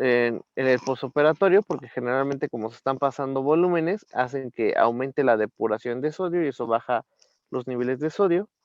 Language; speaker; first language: Spanish; native; Spanish